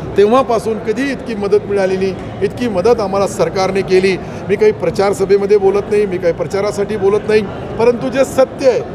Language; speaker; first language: Marathi; non-native, local second language; Urdu